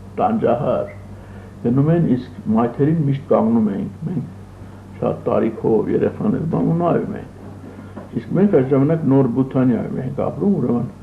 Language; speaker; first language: Armenian; early bilingual, other home language; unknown